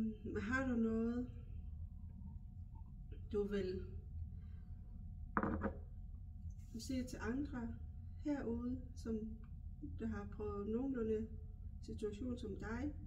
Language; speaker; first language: Danish; non-native, local second language; Kalaallisut